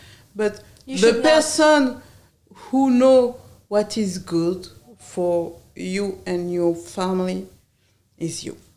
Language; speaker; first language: English; non-native, learner; French